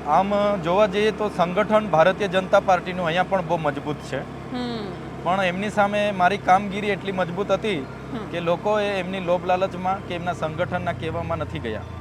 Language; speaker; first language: Gujarati; non-native, local second language; Vasavi